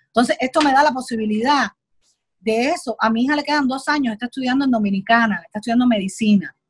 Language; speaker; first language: Spanish; native; Spanish